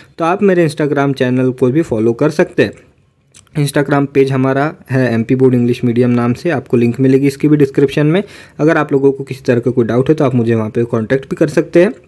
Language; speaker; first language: Hindi; native; Hindi